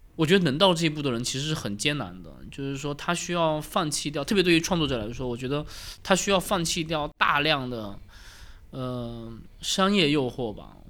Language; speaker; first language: Chinese; native; Chinese